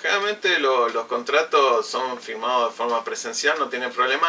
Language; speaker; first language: Spanish; native; Spanish